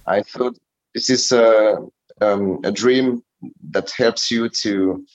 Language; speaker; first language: English; non-native, learner; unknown